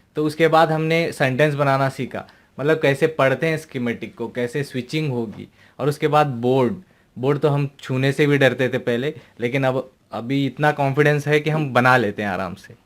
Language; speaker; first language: Hindi; non-native, local second language; Urdu